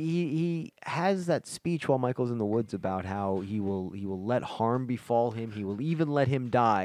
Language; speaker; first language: English; native; English